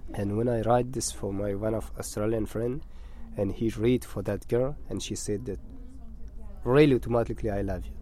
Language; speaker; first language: English; non-native, learner; Persian